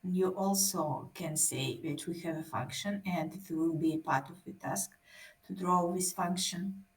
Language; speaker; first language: English; non-native, fluent; Russian